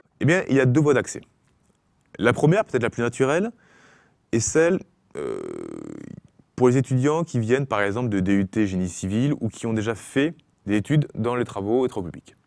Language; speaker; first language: French; native; French